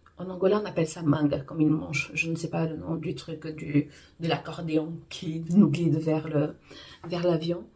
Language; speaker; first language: French; non-native, fluent; Portuguese